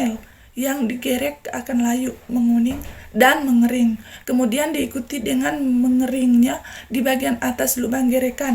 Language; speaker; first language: Indonesian; non-native, learner; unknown